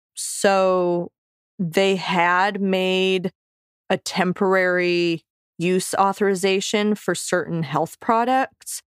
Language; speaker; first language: English; native; English